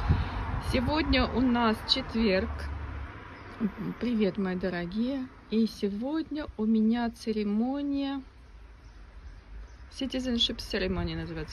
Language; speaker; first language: Russian; native; Russian